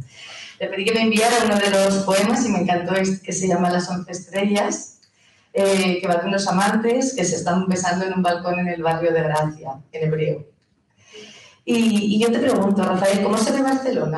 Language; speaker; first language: Spanish; native; Spanish